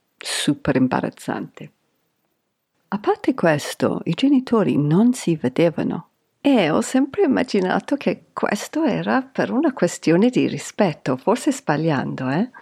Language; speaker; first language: Italian; non-native, fluent; English